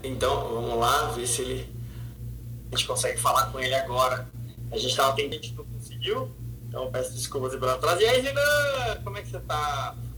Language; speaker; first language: Portuguese; native; Portuguese